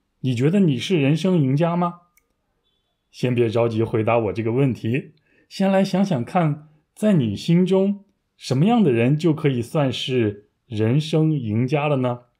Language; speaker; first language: Chinese; native; Chinese